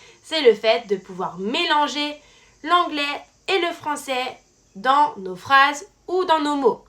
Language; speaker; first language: French; native; French